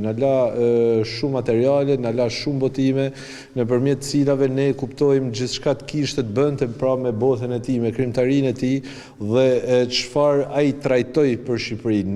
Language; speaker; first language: Albanian; native; Albanian